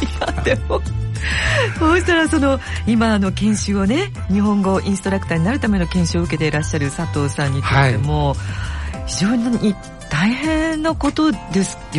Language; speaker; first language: Japanese; native; Japanese